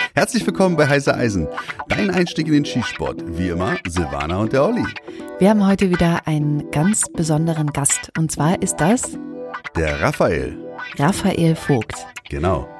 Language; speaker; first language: German; native; German